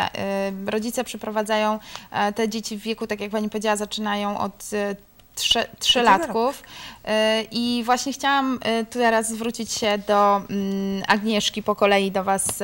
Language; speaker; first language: Polish; native; Polish